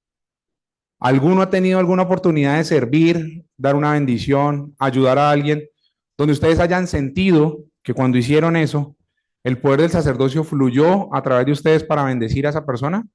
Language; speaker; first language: Spanish; native; Spanish